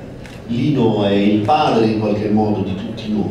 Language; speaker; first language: Italian; native; Italian